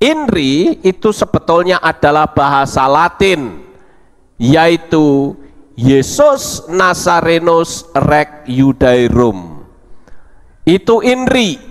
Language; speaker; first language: Indonesian; native; Indonesian